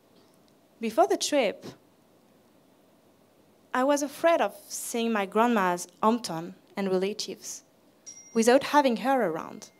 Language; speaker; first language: English; non-native, fluent; French